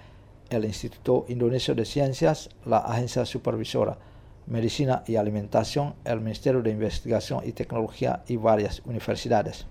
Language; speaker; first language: Spanish; non-native, fluent; Indonesian